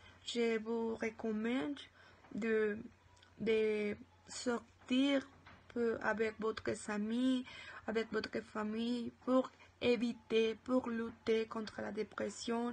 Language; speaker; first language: French; non-native, learner; Spanish